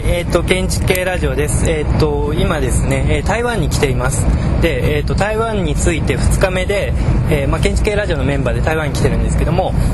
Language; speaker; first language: Japanese; native; Japanese